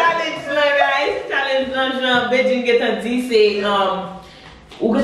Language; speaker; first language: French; non-native, learner; Haitian Creole